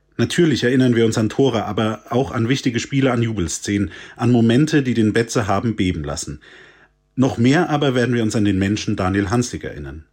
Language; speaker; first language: German; native; German